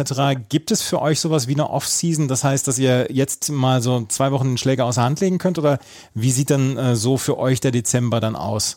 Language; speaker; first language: German; native; German